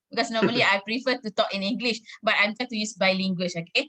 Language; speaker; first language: English; non-native, local second language; Malay